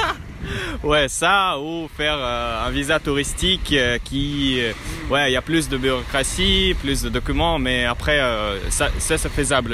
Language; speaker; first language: French; non-native, fluent; Russian